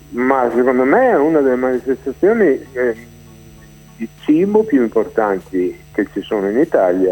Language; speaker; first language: Italian; native; Italian